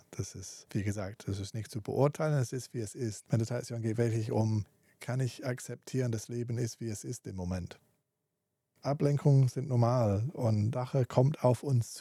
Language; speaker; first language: German; non-native, fluent; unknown